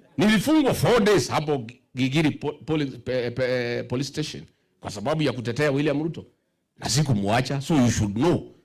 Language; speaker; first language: Swahili; non-native, local second language; Kikuyu